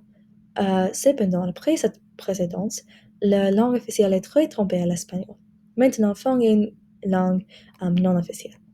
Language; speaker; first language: French; non-native, learner; English